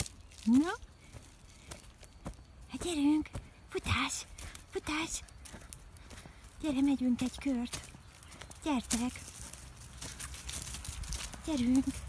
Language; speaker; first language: Hungarian; native; Hungarian